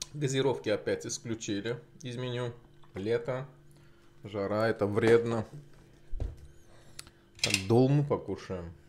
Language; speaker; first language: Russian; non-native, local second language; Azerbaijani